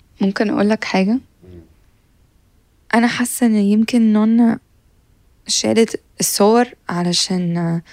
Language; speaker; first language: Arabic; native; Arabic